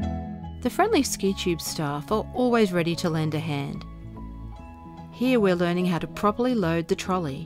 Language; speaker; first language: English; native; English